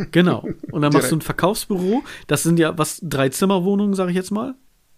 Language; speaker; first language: German; native; German